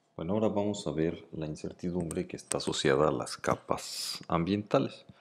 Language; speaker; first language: Spanish; native; Spanish